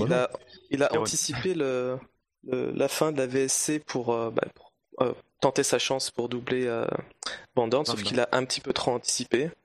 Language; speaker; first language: French; native; French